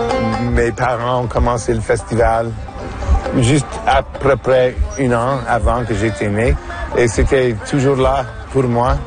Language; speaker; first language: French; early bilingual, other home language; English